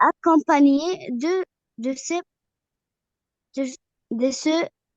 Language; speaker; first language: French; non-native, learner; Arabic